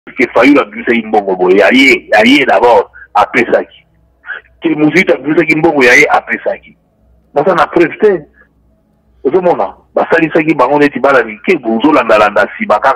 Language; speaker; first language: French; non-native, local second language; Lingala